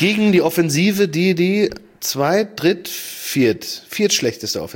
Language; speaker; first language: German; native; German